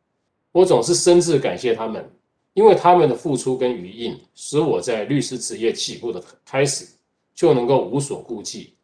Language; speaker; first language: Chinese; native; Chinese